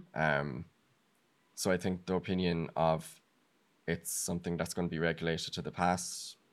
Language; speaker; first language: English; native; English